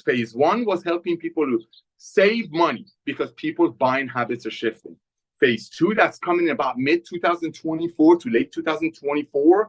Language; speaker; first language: English; native; English